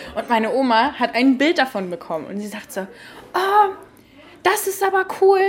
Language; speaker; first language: German; native; German